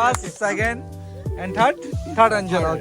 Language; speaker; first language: English; non-native, learner; Bangla